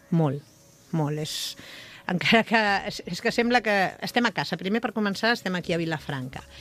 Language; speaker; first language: Catalan; native; Catalan